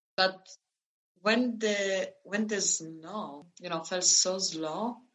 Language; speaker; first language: English; non-native, fluent; Italian